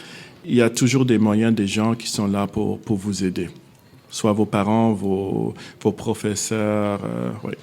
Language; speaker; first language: French; non-native, fluent; English